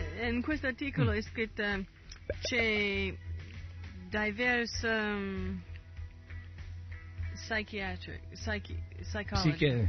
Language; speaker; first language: Italian; non-native, learner; English